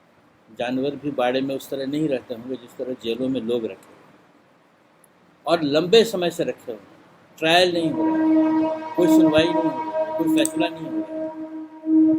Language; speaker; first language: Hindi; native; Hindi